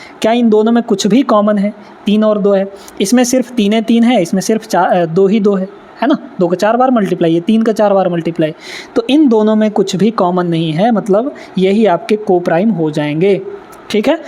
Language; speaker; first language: Hindi; native; Hindi